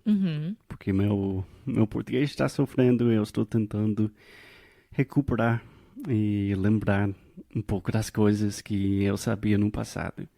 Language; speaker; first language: Portuguese; non-native, fluent; English